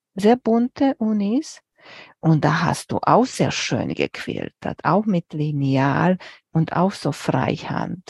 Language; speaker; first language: German; non-native, fluent; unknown